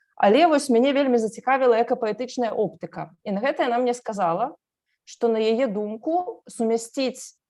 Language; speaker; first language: Belarusian; native; Belarusian